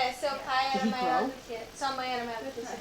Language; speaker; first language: Portuguese; non-native, local second language; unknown